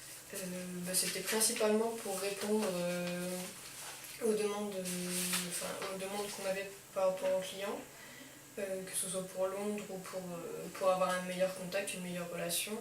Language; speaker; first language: French; native; French